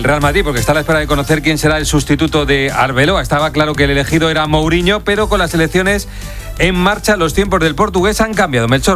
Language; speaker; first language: Spanish; native; Spanish